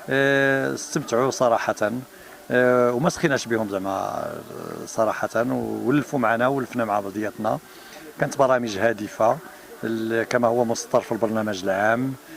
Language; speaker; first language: Arabic; native; Arabic